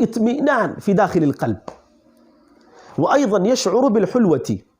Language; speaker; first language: Arabic; non-native, fluent; Urdu